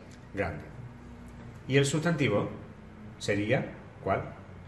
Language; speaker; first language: Spanish; native; Spanish